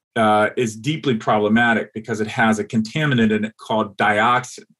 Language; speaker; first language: English; native; English